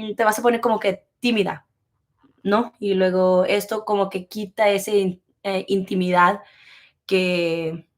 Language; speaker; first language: Spanish; early bilingual, heritage; Spanish